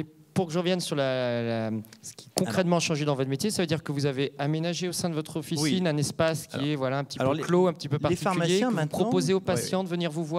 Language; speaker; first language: French; native; French